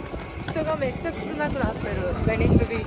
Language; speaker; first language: Japanese; native; Japanese